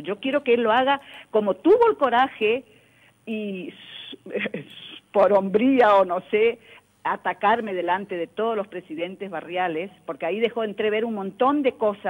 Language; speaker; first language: Spanish; native; Spanish